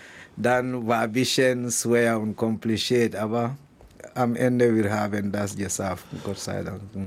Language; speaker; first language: German; non-native, learner; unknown